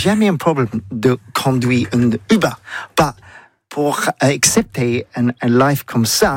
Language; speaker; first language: French; non-native, learner; English